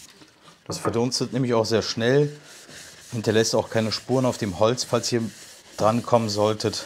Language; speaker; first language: German; native; German